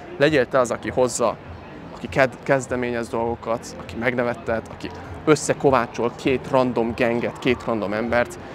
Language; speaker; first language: Hungarian; early bilingual, other home language; Chinese